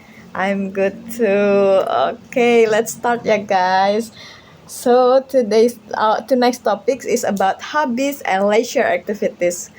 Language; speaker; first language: English; non-native, learner; Indonesian